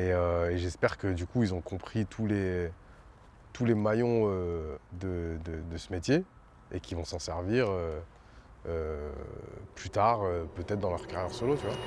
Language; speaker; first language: French; native; French